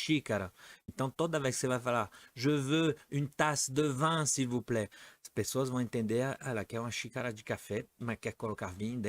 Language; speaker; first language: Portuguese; non-native, fluent; French